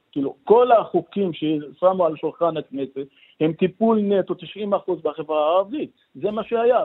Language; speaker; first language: Hebrew; non-native, local second language; Arabic